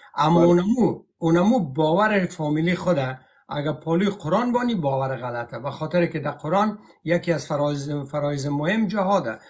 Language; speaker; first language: Persian; native; Persian